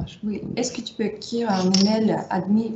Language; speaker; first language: French; non-native, fluent; Russian